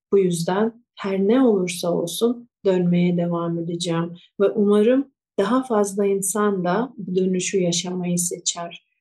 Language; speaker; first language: Turkish; non-native, fluent; Russian